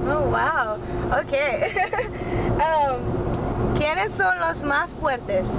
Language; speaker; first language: Spanish; non-native, learner; English